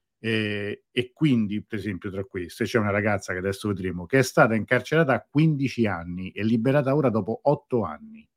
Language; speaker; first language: Italian; native; Italian